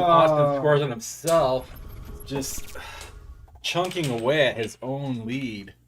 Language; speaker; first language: English; native; English